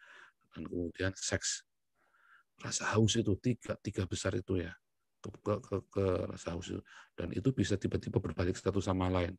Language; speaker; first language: Indonesian; native; Indonesian